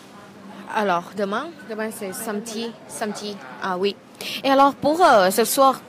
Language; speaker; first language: French; non-native, learner; Thai